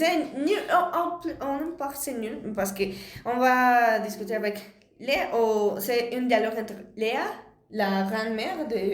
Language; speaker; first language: French; non-native, learner; Spanish